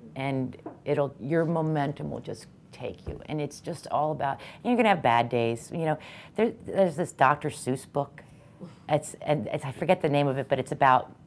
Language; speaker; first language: English; native; English